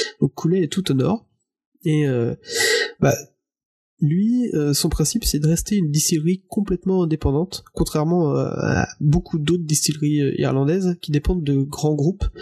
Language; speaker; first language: French; native; French